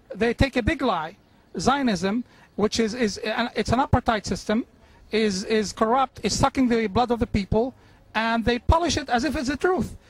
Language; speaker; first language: English; non-native, fluent; Arabic